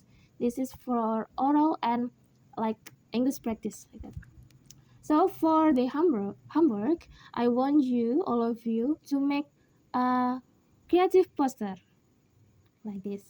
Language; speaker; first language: English; non-native, learner; Indonesian